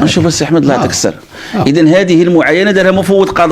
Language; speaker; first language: Arabic; native; Arabic